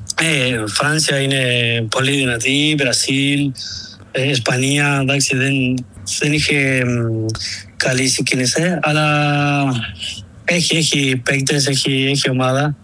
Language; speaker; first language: Greek; non-native, learner; Spanish